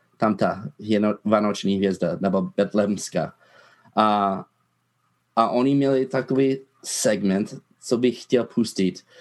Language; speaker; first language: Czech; non-native, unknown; English